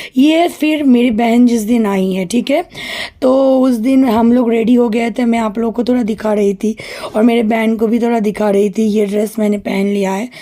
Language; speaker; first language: Hindi; non-native, local second language; Bangla